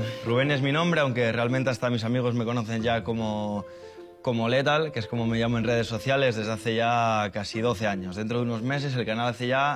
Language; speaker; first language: Spanish; native; Spanish